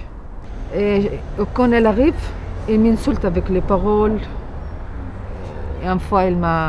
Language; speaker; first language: French; non-native, local second language; Arabic